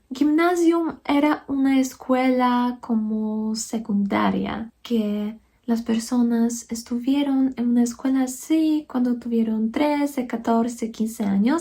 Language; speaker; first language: Spanish; non-native, fluent; Polish